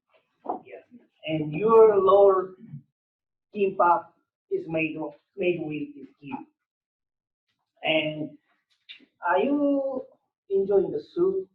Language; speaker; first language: English; non-native, learner; Korean